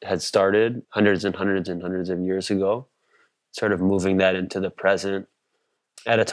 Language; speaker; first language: English; native; English